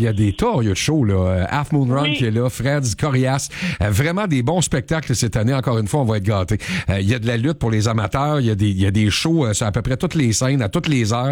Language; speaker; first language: French; native; French